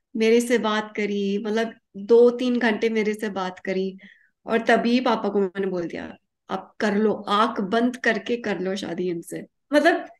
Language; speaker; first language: Hindi; early bilingual, heritage; Hindi